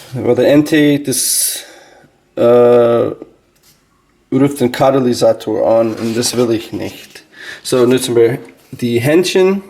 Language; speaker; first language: German; non-native, learner; English